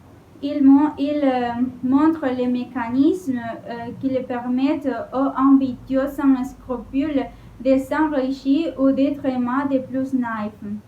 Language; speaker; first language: French; non-native, learner; Spanish